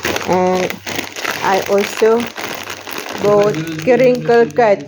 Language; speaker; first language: English; non-native, local second language; Morisyen